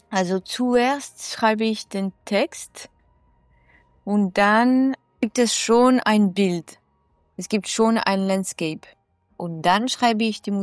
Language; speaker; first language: German; non-native, fluent; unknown